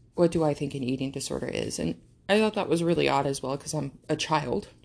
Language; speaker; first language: English; early bilingual, other home language; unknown